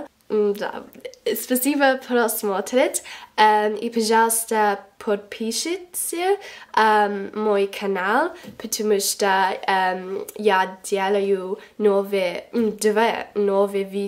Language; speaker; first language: Russian; non-native, learner; English